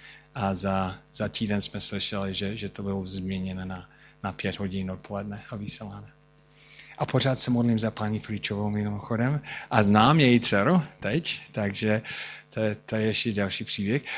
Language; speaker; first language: Czech; non-native, fluent; English